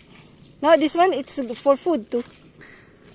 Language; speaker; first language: English; non-native, local second language; Filipino